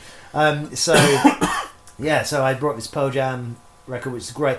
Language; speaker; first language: English; native; English